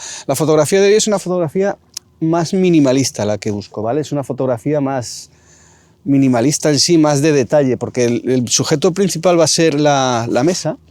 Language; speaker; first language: Spanish; native; Spanish